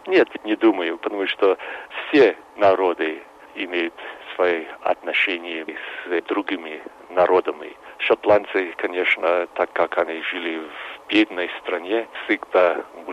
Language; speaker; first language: Russian; non-native, fluent; English